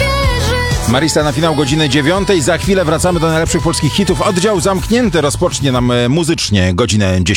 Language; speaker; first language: Polish; native; Polish